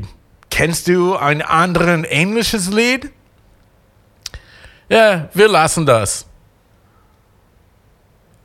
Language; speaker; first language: German; non-native, fluent; English